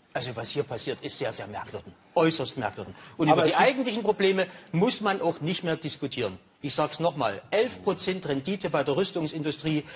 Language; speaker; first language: German; native; German